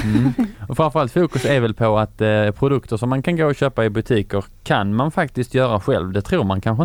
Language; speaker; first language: Swedish; native; Swedish